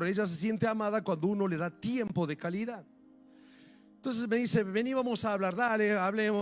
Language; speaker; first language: Spanish; native; Spanish